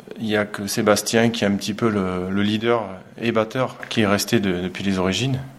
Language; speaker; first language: French; native; French